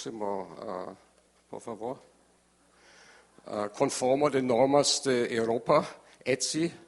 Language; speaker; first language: Portuguese; non-native, learner; German